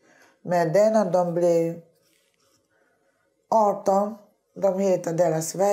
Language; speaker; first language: Swedish; non-native, learner; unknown